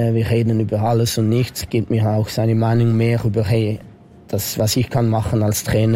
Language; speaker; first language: German; non-native, fluent; French